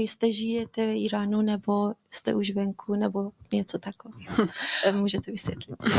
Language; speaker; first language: Czech; non-native, fluent; Persian